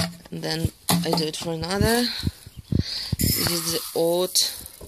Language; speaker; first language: English; non-native, fluent; Ukrainian